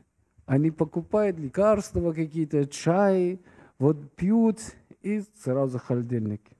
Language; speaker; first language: Russian; non-native, fluent; Persian